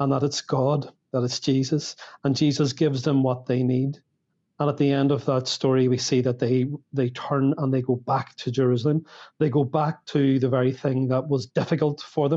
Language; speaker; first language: English; native; English